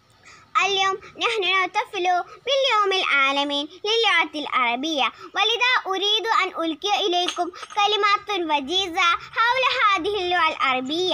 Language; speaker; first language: Arabic; non-native, learner; Malayalam